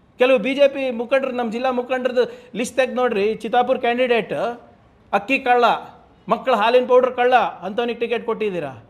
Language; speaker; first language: Kannada; native; Kannada